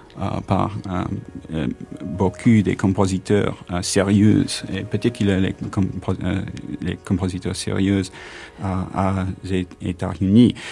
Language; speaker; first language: French; non-native, learner; English